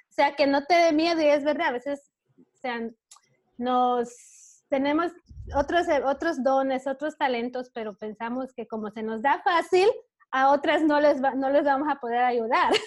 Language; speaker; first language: Spanish; native; Spanish